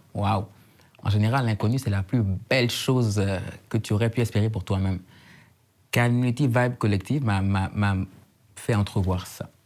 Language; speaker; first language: French; native; French